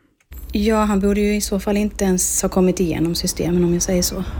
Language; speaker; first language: Swedish; native; Swedish